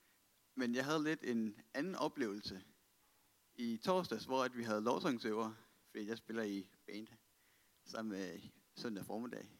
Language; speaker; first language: Danish; native; Danish